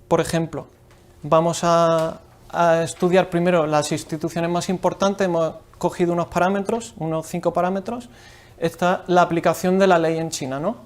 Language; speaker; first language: Spanish; native; Spanish